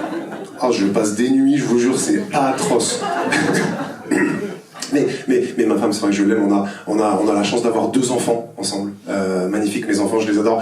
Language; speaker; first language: French; native; French